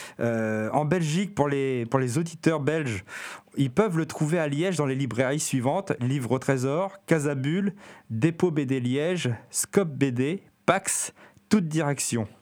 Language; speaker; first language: French; native; French